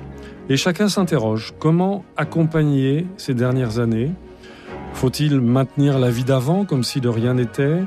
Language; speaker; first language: French; native; French